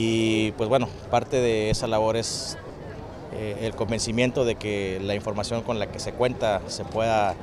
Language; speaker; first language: Spanish; native; Spanish